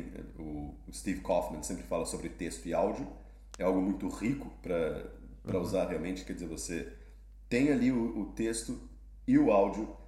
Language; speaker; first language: Portuguese; native; Portuguese